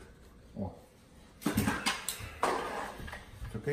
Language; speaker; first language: English; non-native, learner; Russian